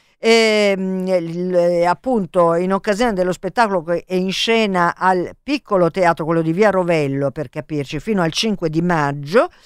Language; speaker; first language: Italian; native; Italian